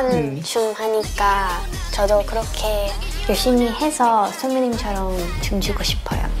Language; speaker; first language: Korean; non-native, learner; Thai